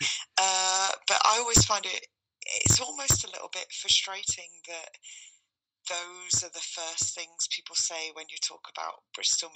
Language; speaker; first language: English; native; English